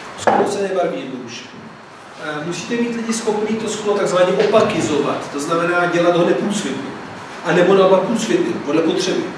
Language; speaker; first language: Czech; non-native, fluent; Italian